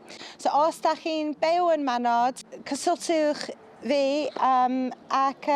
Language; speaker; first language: Welsh; non-native, fluent; English